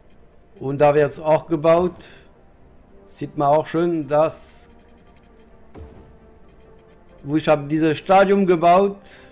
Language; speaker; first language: German; non-native, learner; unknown